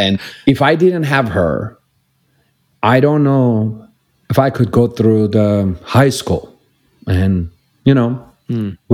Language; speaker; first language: English; non-native, fluent; Persian